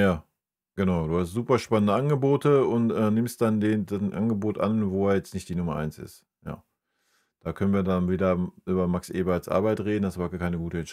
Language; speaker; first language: German; native; German